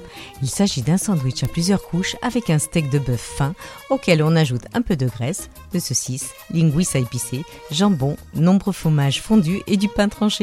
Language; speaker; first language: French; native; French